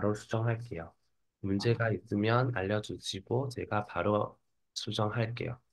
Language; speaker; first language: Korean; non-native, fluent; Vietnamese